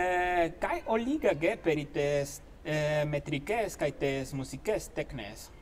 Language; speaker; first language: Greek; non-native, fluent; Spanish